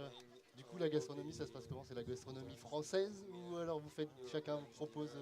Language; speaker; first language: French; native; French